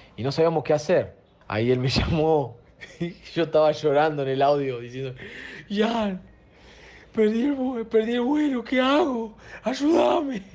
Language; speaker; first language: Spanish; non-native, fluent; Portuguese